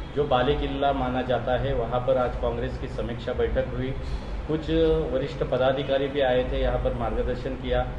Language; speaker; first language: Hindi; non-native, local second language; Marathi